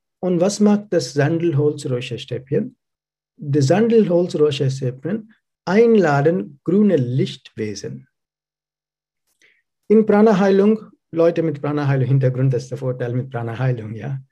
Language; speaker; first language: German; non-native, learner; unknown